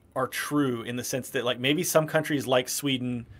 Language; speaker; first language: English; native; English